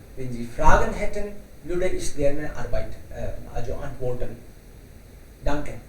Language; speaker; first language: German; non-native, learner; Hindi